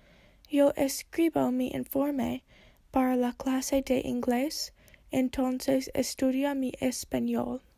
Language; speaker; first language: Spanish; non-native, learner; English